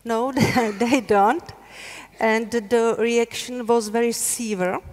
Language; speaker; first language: English; non-native, learner; Czech